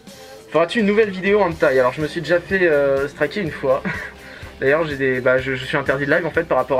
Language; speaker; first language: French; native; French